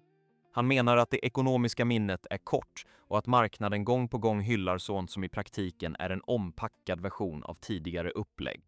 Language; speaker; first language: Swedish; native; Swedish